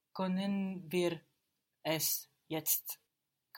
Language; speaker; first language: German; non-native, learner; English